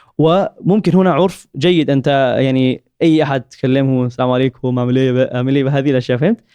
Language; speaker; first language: Arabic; non-native, learner; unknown